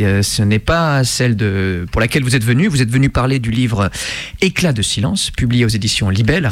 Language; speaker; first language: French; native; French